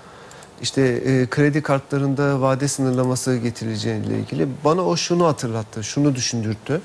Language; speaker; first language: Turkish; native; Turkish